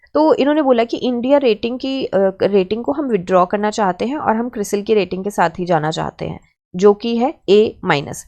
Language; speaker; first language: Hindi; native; Hindi